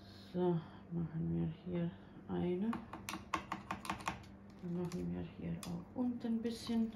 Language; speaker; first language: German; non-native, learner; Bosnian